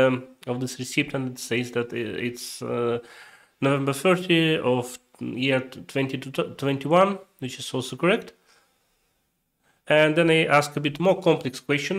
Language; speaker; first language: English; non-native, fluent; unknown